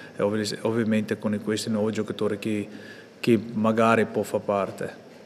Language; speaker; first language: Italian; non-native, fluent; Afrikaans